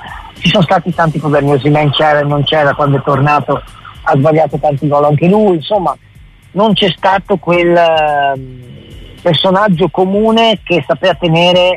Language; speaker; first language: Italian; native; Italian